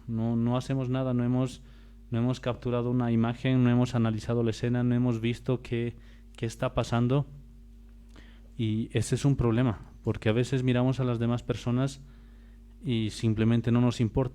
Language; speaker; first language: Spanish; native; Spanish